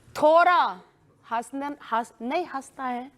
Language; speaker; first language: Hindi; non-native, local second language; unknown